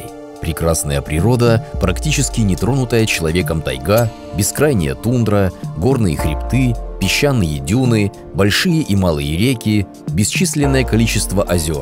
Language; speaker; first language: Russian; native; Russian